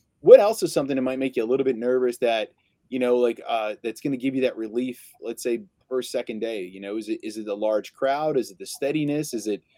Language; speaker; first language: English; native; English